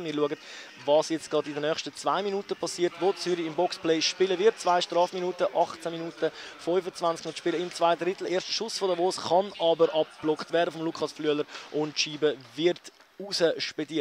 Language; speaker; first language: German; native; German